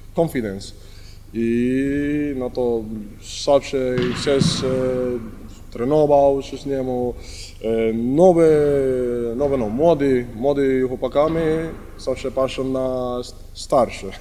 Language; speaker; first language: Polish; non-native, learner; Spanish